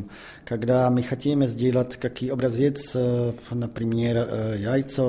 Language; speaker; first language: Russian; non-native, fluent; Czech